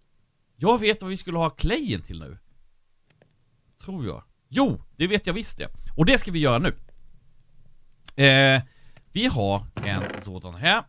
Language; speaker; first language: Swedish; native; Swedish